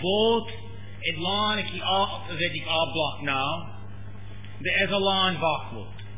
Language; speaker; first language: Hungarian; non-native, learner; English